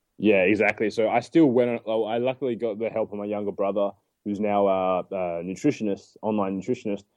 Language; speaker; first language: English; native; English